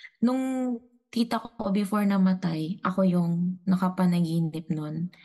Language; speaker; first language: Filipino; non-native, local second language; Cebuano